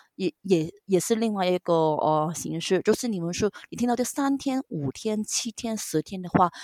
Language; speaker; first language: Chinese; non-native, local second language; Cantonese